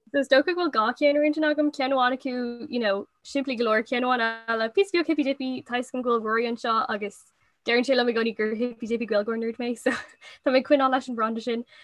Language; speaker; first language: Irish; non-native, local second language; English